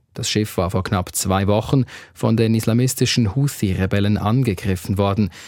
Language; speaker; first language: German; native; German